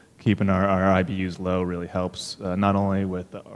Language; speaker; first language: English; native; English